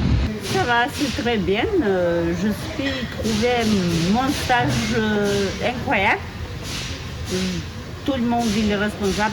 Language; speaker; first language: French; non-native, learner; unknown